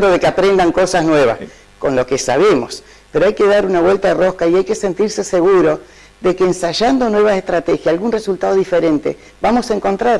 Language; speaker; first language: Spanish; native; Spanish